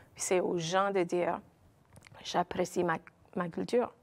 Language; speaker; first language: French; native; French